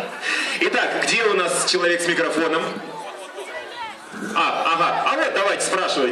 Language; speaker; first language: Russian; native; Russian